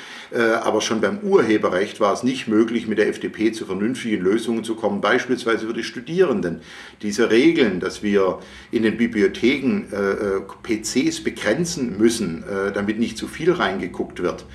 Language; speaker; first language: German; native; German